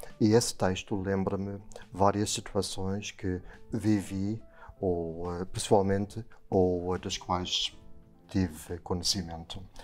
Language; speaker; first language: Portuguese; non-native, fluent; German